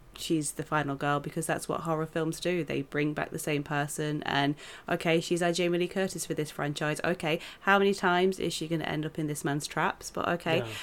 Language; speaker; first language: English; native; English